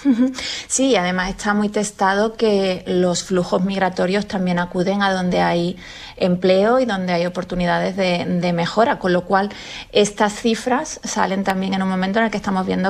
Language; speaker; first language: Spanish; native; Spanish